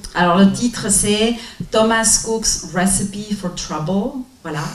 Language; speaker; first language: French; non-native, fluent; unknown